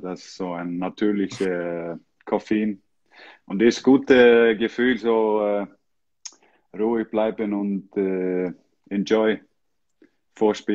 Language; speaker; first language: German; non-native, learner; Icelandic